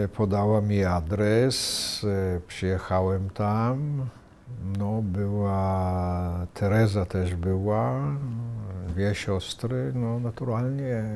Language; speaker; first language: Polish; native; Polish